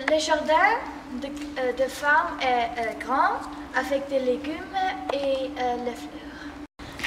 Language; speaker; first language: French; non-native, learner; Dutch